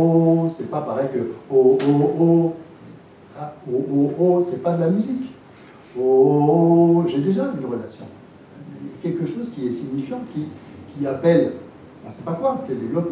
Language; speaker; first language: French; native; French